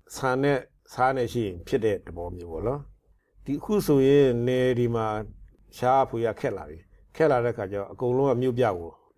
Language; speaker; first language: Burmese; non-native, local second language; Shan